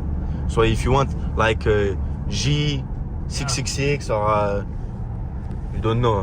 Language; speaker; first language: English; non-native, learner; French